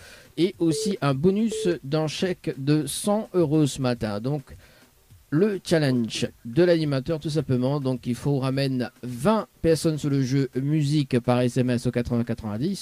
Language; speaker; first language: French; native; French